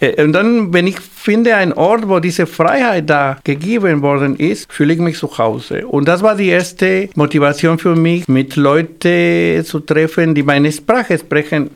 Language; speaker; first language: German; non-native, fluent; Spanish